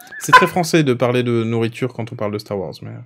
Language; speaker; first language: French; native; French